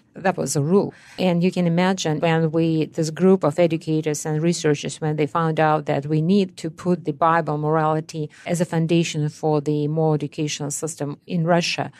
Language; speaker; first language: English; non-native, fluent; Russian